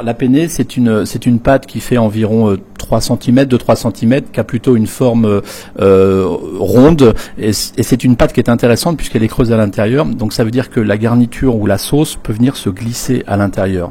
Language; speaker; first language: French; native; French